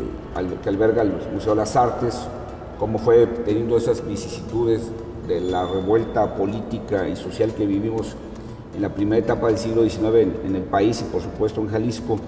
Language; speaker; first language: Spanish; native; Spanish